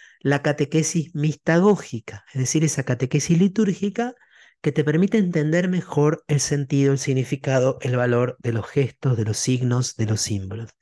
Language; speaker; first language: Spanish; native; Spanish